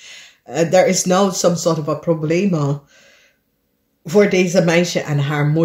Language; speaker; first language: Dutch; non-native, learner; English